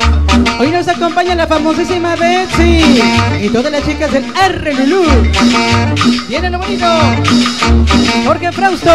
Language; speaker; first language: Spanish; native; Spanish